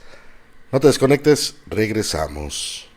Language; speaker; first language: Spanish; native; Spanish